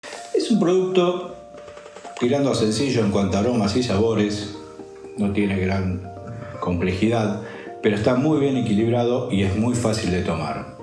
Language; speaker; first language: Spanish; native; Spanish